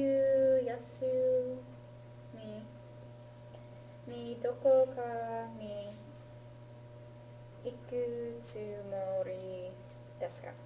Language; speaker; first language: Japanese; non-native, learner; English